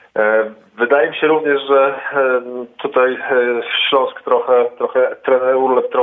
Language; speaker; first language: Polish; native; Polish